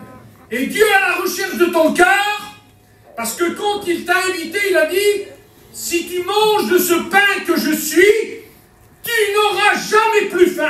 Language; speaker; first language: French; native; French